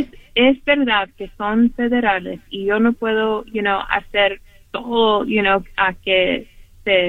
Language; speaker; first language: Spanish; early bilingual, heritage; Spanish